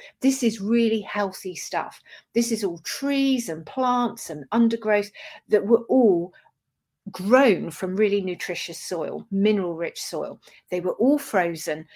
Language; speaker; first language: English; native; English